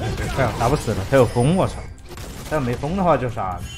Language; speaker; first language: Chinese; native; Chinese